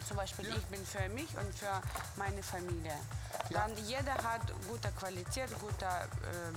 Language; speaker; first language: German; non-native, fluent; Russian